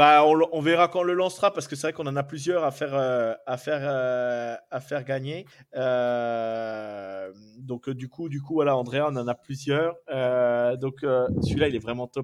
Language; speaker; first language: French; native; French